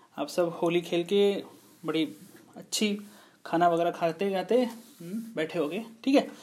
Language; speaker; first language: Hindi; non-native, local second language; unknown